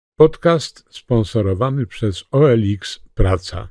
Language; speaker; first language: Polish; native; Polish